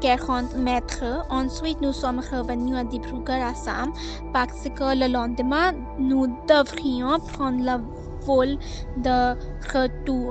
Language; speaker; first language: French; non-native, learner; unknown